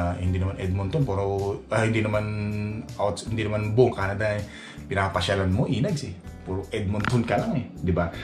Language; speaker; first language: Filipino; native; Filipino